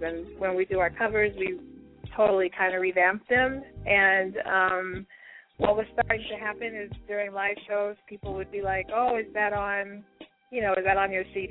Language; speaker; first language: English; native; English